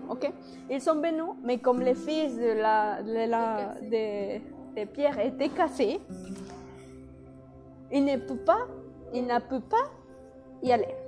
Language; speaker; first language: French; non-native, learner; Spanish